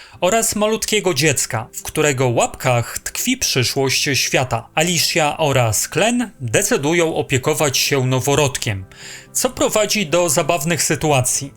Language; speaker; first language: Polish; native; Polish